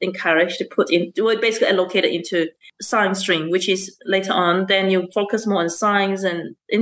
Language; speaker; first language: English; non-native, local second language; Chinese